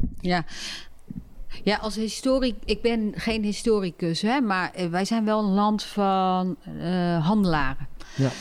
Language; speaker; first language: Dutch; early bilingual, other home language; Turkish